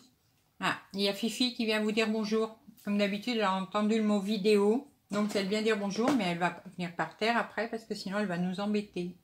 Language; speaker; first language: French; native; French